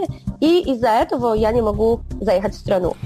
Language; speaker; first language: Russian; non-native, fluent; Polish